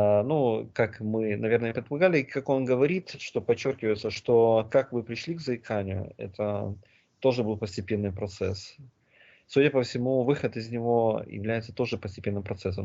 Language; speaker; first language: Russian; native; Russian